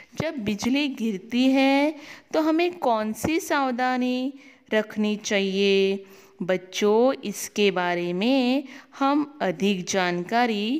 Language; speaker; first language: Hindi; non-native, local second language; Marathi